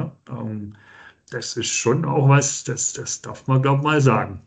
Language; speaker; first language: German; native; German